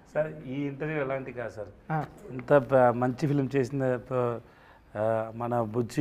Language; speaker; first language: Telugu; non-native, local second language; Tamil